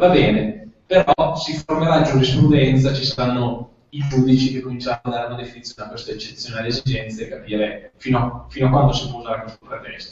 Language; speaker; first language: Italian; native; Italian